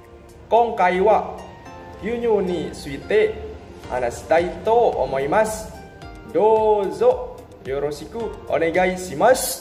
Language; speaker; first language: Japanese; non-native, learner; Indonesian